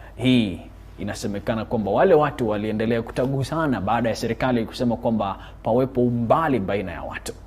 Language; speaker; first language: Swahili; non-native, local second language; Kalenjin